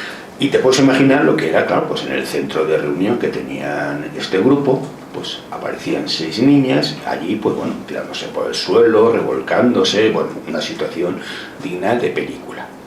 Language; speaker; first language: Spanish; native; Spanish